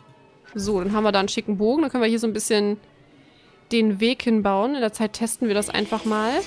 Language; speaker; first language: German; native; German